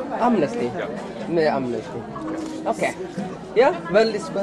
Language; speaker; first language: Norwegian; non-native, learner; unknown